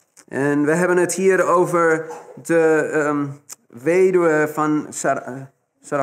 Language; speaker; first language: Dutch; non-native, fluent; Spanish